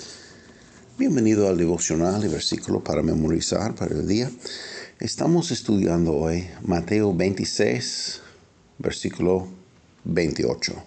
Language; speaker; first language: Spanish; non-native, fluent; English